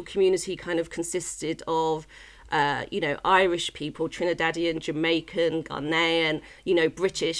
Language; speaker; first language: English; native; English